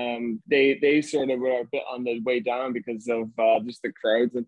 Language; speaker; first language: English; native; English